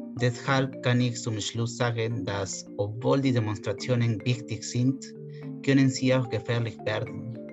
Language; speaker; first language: German; non-native, fluent; Spanish